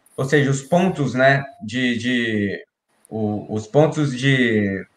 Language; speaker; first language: Portuguese; native; Portuguese